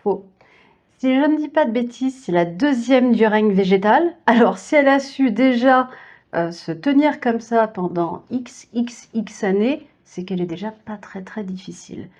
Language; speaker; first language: French; native; French